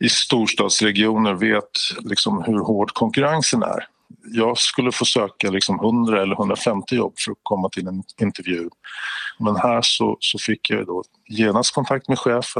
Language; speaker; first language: Swedish; native; Swedish